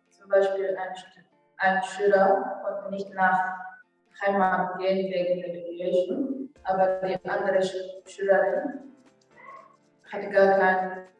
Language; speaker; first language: German; non-native, fluent; Japanese